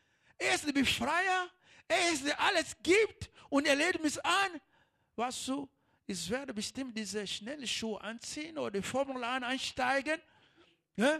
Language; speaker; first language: German; non-native, learner; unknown